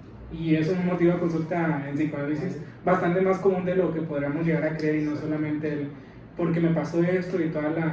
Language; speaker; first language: Spanish; native; Spanish